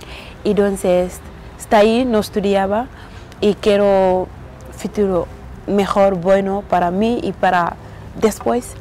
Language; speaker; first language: Spanish; non-native, learner; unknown